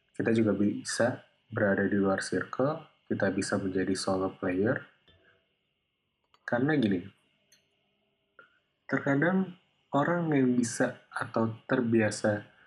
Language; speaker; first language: Indonesian; native; Indonesian